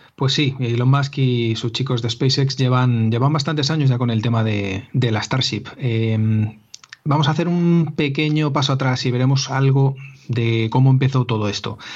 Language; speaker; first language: Spanish; native; Spanish